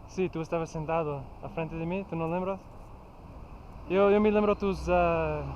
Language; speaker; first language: Spanish; non-native, learner; English